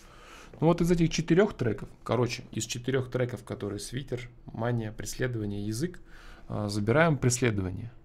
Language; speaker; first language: Russian; native; Russian